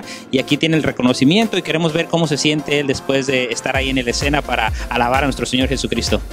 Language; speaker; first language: Spanish; native; Spanish